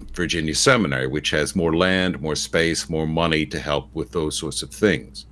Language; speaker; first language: English; native; English